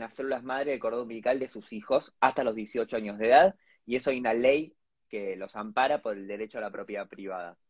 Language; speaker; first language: Spanish; native; Spanish